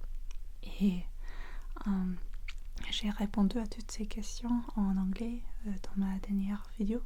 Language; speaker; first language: French; non-native, fluent; English